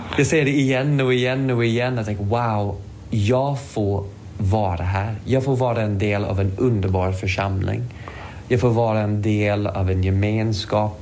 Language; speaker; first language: Swedish; non-native, fluent; English